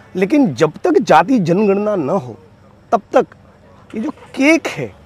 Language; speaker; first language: Hindi; non-native, local second language; Gujarati